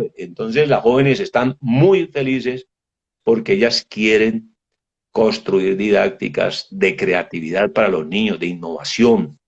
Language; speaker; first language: Spanish; native; Spanish